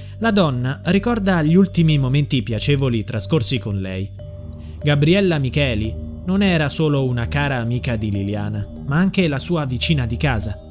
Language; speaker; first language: Italian; native; Italian